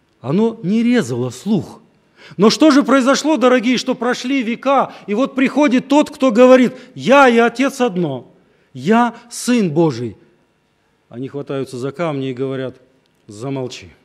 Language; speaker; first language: Russian; native; Russian